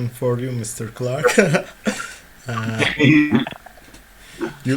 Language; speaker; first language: English; non-native, learner; Turkish